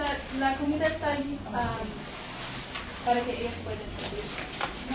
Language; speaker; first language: Spanish; non-native, fluent; English